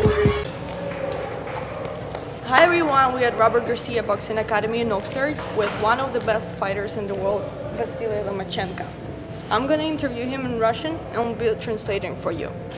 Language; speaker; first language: English; non-native, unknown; Russian